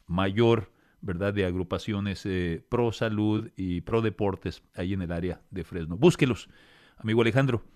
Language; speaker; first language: Spanish; native; Spanish